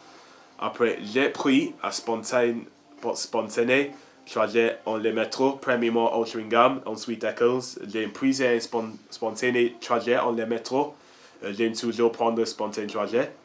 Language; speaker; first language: French; non-native, learner; English